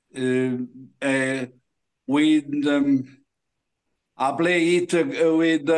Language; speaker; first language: English; non-native, learner; Italian